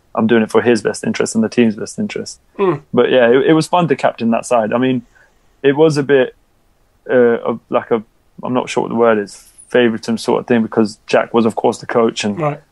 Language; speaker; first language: English; early bilingual, other home language; Albanian